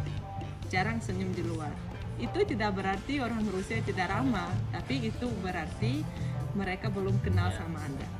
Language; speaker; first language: Indonesian; non-native, fluent; Russian